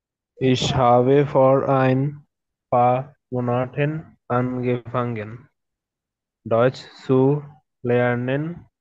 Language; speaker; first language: German; non-native, learner; Bangla